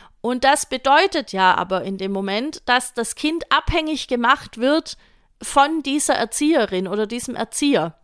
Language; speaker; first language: German; native; German